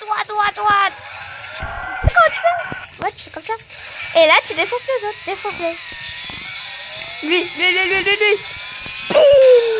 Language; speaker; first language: French; native; French